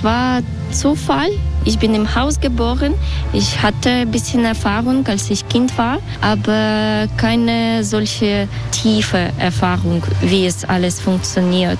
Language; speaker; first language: German; non-native, fluent; Russian